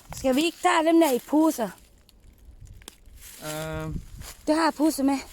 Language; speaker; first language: Danish; non-native, learner; Thai